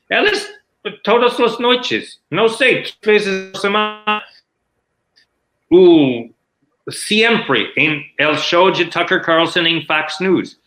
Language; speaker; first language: Spanish; non-native, learner; English